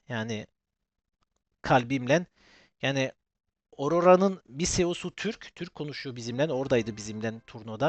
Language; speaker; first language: Turkish; early bilingual, heritage; Turkish